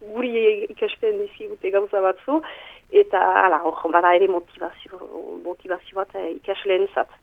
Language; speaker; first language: Basque; native; Basque